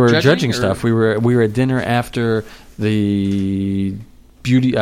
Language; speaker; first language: English; native; English